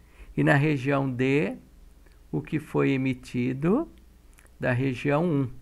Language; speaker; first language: Portuguese; native; Portuguese